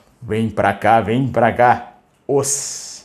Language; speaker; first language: Portuguese; native; Portuguese